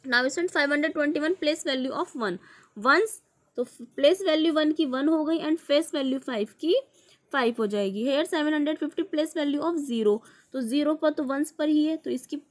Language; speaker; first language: Hindi; native; Hindi